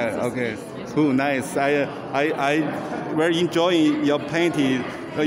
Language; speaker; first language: English; non-native, learner; Chinese